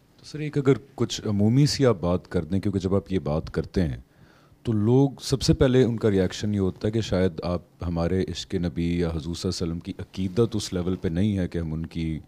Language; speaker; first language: Urdu; native; Urdu